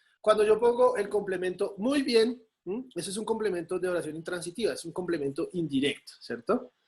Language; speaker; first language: Spanish; native; Spanish